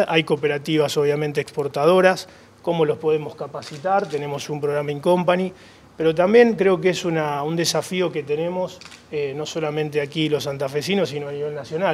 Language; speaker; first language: Spanish; native; Spanish